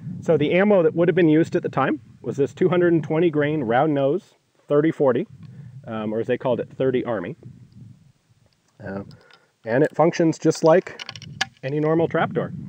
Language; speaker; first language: English; native; English